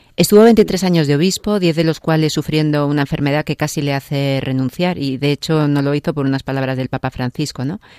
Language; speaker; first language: Spanish; native; Spanish